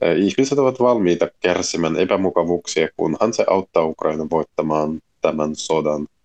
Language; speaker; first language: Finnish; non-native, fluent; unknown